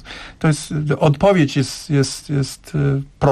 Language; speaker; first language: Polish; non-native, learner; English